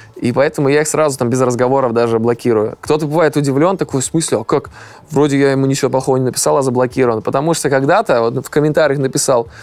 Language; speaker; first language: Russian; native; Russian